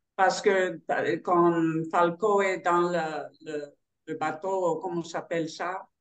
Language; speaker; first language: French; non-native, learner; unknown